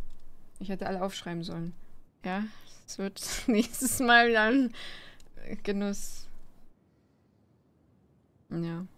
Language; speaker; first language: German; native; German